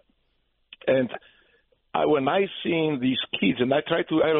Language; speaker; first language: English; non-native, fluent; Polish